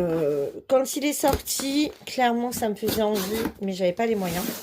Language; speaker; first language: French; native; French